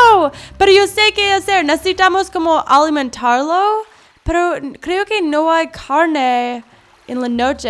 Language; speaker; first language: Spanish; non-native, learner; English